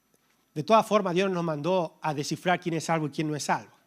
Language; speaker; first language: Spanish; native; Spanish